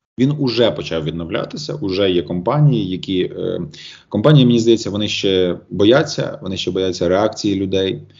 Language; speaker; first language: Ukrainian; native; Ukrainian